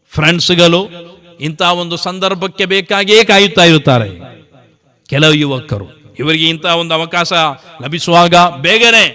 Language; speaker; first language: Kannada; non-native, local second language; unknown